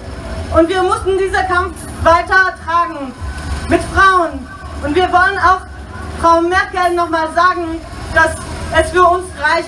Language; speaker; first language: German; non-native, learner; Spanish